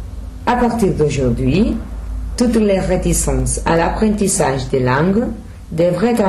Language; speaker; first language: French; non-native, learner; Spanish